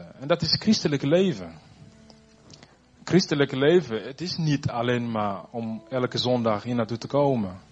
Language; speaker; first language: Dutch; non-native, fluent; Rundi